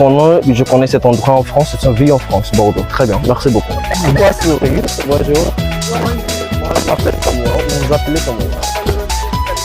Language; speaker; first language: French; non-native, fluent; Yoruba